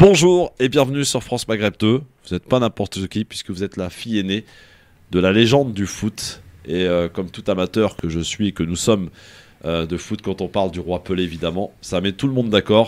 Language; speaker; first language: French; native; French